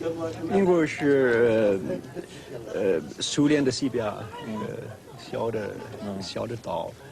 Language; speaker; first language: Chinese; non-native, learner; English